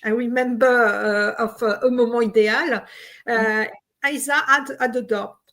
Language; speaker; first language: English; non-native, fluent; French